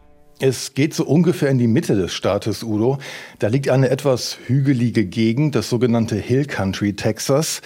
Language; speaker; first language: German; native; German